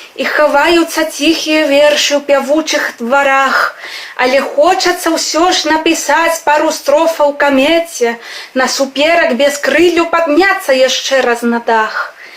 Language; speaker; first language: Belarusian; non-native, fluent; Spanish